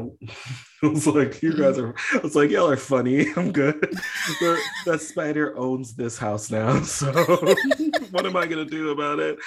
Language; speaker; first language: English; native; English